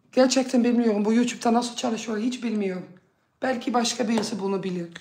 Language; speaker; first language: Turkish; early bilingual, other home language; Dutch